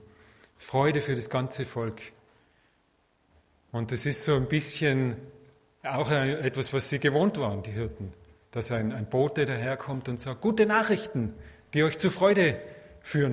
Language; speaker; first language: German; native; German